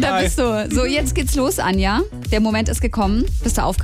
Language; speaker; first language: German; native; German